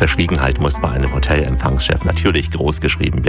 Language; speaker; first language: German; native; German